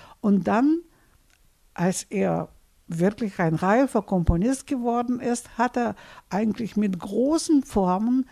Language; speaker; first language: German; non-native, fluent; Russian